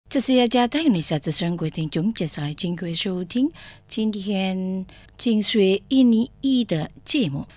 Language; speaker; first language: Chinese; non-native, learner; Indonesian